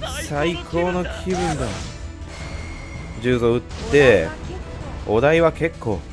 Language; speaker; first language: Japanese; native; Japanese